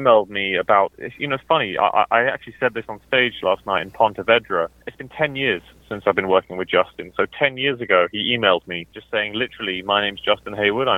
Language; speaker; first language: English; native; English